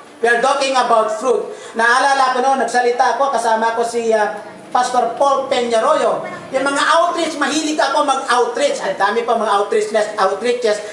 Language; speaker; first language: Filipino; non-native, local second language; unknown